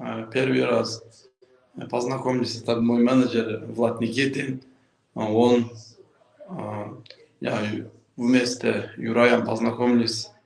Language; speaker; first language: Russian; non-native, local second language; Kyrgyz